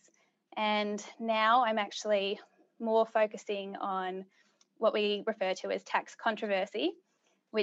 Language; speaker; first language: English; native; English